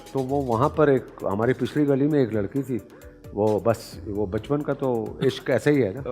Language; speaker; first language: Urdu; native; Urdu